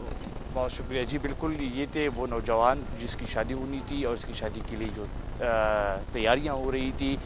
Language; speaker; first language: Urdu; native; Urdu